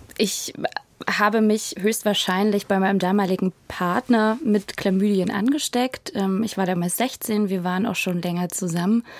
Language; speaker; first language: German; native; German